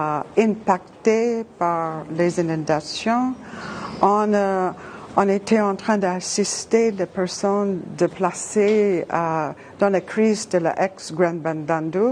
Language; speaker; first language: French; non-native, fluent; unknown